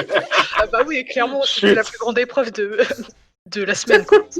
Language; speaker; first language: French; native; French